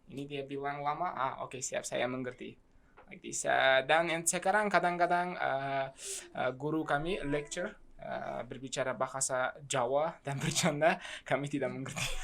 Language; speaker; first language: Indonesian; non-native, learner; Kazakh